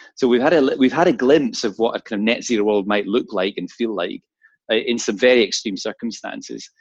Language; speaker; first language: English; native; English